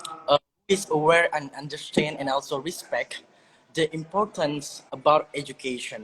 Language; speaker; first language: English; non-native, learner; Indonesian